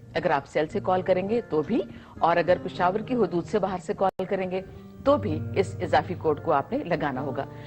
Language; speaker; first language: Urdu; non-native, local second language; Pashto